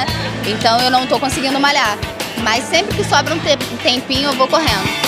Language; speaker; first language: Portuguese; native; Portuguese